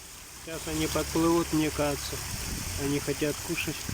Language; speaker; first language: Russian; native; Russian